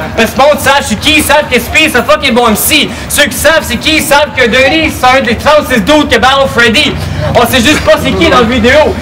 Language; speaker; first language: French; native; French